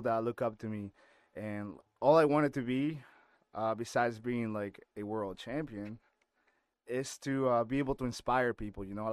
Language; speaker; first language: English; non-native, fluent; Spanish